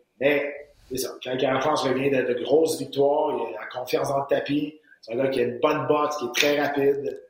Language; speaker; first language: French; native; French